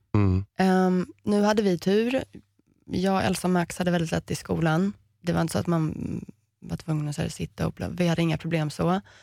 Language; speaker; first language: Swedish; early bilingual, heritage; Swedish